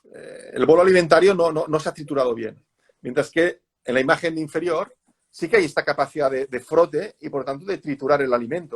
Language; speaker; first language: Spanish; native; Spanish